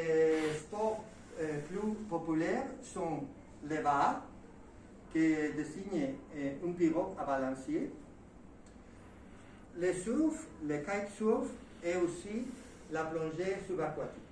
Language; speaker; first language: French; non-native, learner; Spanish